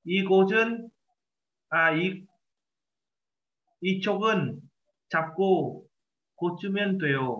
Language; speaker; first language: Korean; non-native, fluent; Vietnamese